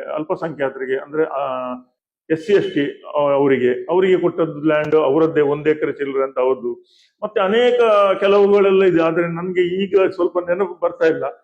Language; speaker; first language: Kannada; native; Kannada